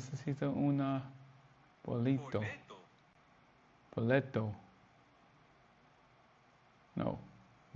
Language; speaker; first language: Spanish; non-native, learner; English